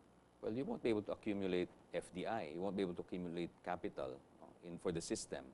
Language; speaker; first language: English; non-native, local second language; Filipino